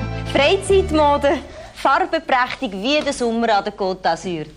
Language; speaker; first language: German; native; German